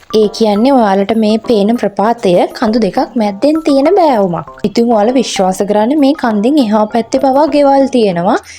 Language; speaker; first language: Sinhala; native; Sinhala